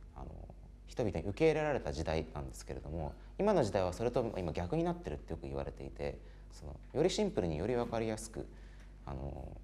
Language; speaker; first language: Japanese; native; Japanese